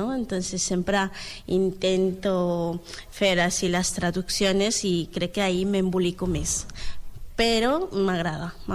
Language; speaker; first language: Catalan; non-native, learner; Spanish